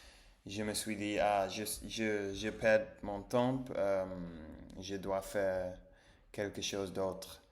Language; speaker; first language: French; non-native, learner; English